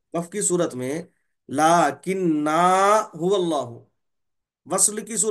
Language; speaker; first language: Urdu; native; Urdu